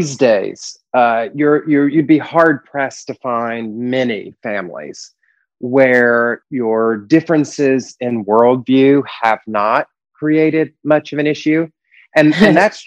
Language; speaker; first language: English; native; English